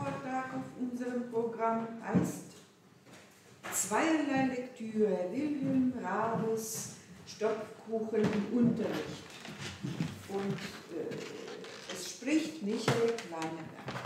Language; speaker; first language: German; non-native, fluent; Ukrainian